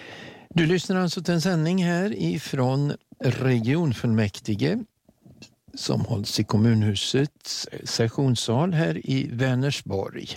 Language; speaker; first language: Swedish; native; Swedish